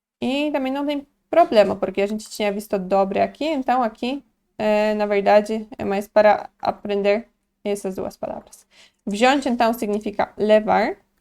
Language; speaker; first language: Portuguese; non-native, fluent; Polish